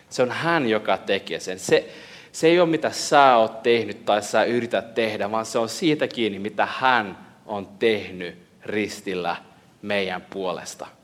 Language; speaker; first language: Finnish; early bilingual, heritage; Finnish